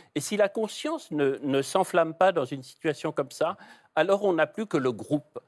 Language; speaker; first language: French; native; French